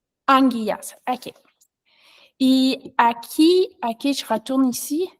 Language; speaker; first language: Spanish; non-native, learner; French